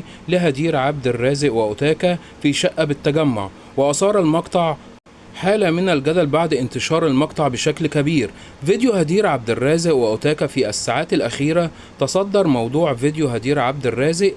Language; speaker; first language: Arabic; native; Arabic